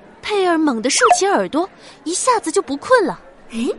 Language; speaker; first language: Chinese; native; Chinese